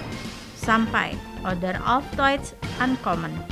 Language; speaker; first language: German; non-native, fluent; Indonesian